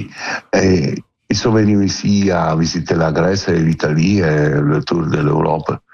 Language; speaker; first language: French; non-native, learner; Italian